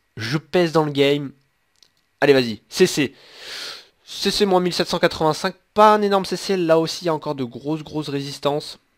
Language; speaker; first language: French; native; French